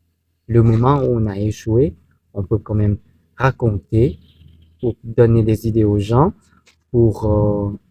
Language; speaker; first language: French; non-native, fluent; Thai